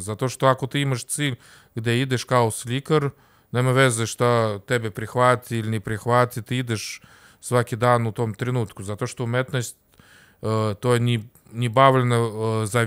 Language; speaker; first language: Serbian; non-native, learner; Russian